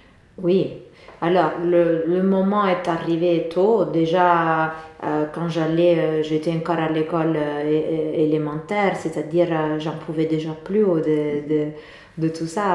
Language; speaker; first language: French; non-native, fluent; Italian